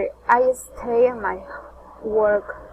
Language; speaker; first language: English; non-native, learner; Spanish